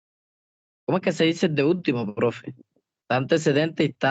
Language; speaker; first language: Spanish; native; Spanish